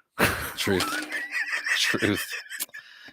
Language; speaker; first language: English; native; English